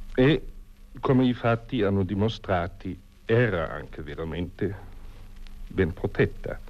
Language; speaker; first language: Italian; non-native, fluent; German